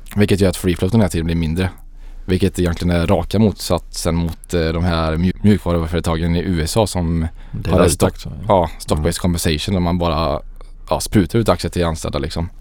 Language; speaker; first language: Swedish; native; Swedish